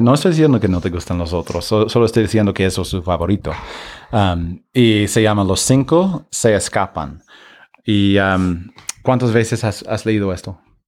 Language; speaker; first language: Spanish; non-native, fluent; English